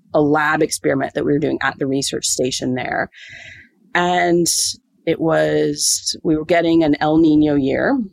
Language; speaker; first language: English; native; English